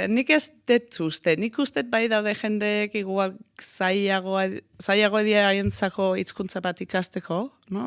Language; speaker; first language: Basque; non-native, fluent; Danish